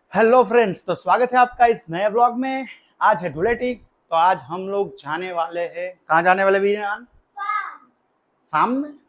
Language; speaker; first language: Hindi; non-native, local second language; Gujarati